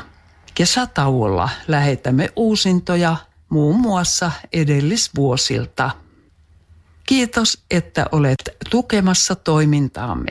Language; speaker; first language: Finnish; native; Finnish